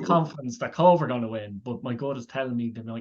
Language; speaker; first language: English; native; English